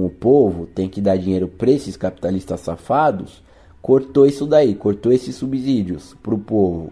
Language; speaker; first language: Portuguese; native; Portuguese